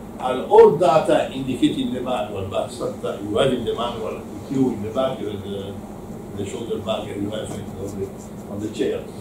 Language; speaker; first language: English; non-native, learner; Italian